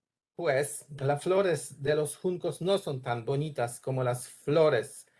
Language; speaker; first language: Spanish; non-native, learner; Polish